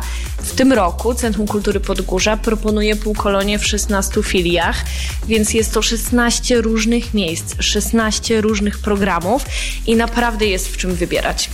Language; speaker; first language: Polish; native; Polish